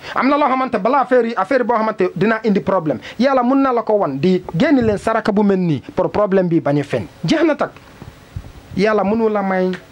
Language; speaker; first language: Wolof; non-native, learner; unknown